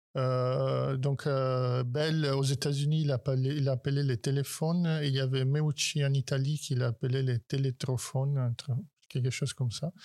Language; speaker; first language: French; non-native, fluent; Italian